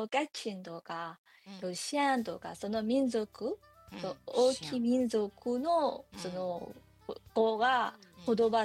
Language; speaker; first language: Japanese; non-native, learner; Burmese